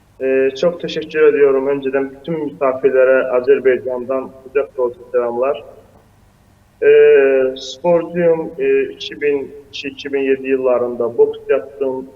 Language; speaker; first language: Turkish; non-native, fluent; Azerbaijani